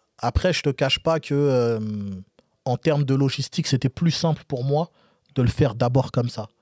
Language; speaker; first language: French; native; French